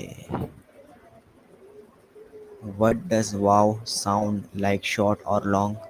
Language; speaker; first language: English; non-native, learner; Urdu